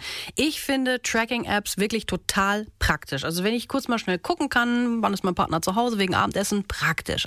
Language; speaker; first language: German; native; German